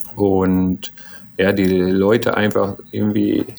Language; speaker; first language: German; native; German